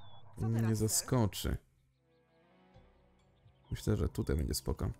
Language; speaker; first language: Polish; native; Polish